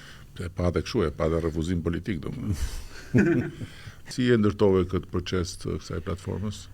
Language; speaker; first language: Albanian; native; Albanian